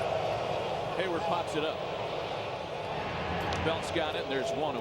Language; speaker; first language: English; native; English